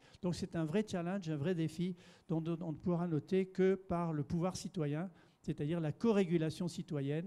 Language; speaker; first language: French; native; French